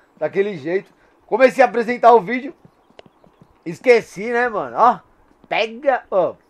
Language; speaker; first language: Portuguese; native; Portuguese